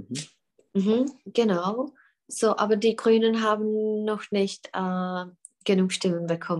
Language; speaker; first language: German; non-native, fluent; Czech